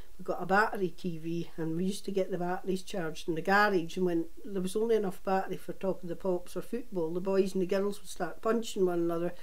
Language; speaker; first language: English; native; English